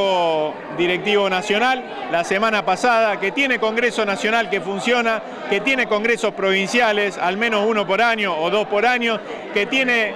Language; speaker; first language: Spanish; native; Spanish